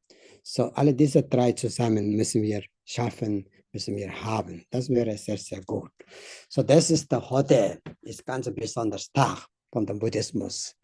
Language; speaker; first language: German; non-native, learner; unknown